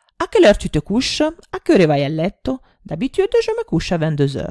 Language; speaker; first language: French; non-native, fluent; Italian